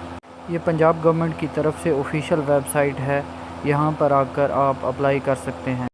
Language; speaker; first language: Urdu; non-native, local second language; Punjabi